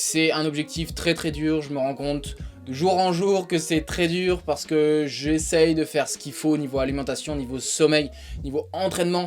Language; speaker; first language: French; native; French